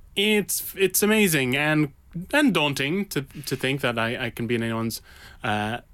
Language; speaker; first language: English; native; English